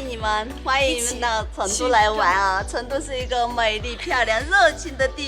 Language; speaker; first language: Chinese; native; Chinese